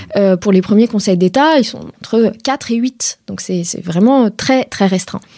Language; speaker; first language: French; native; French